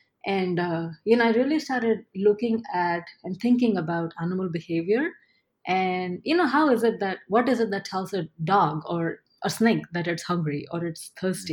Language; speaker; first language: English; non-native, local second language; Gujarati